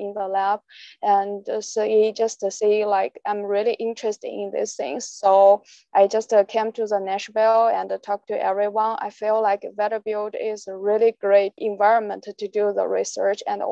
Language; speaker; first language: English; non-native, learner; Chinese